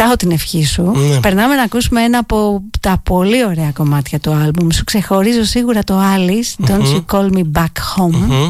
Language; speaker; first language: Greek; native; Greek